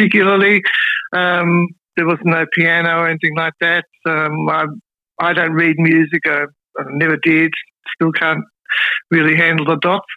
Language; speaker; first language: English; native; English